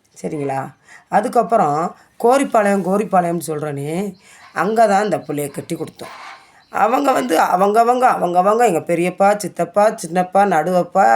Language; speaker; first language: Tamil; native; Tamil